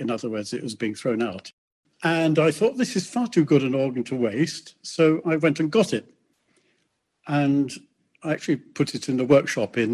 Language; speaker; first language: English; native; English